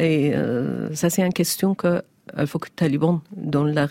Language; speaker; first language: French; non-native, learner; Persian